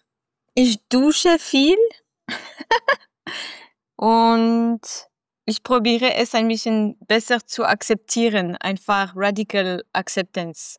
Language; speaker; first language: German; non-native, local second language; French